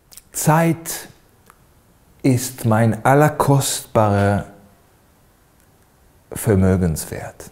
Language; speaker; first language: German; non-native, fluent; Hebrew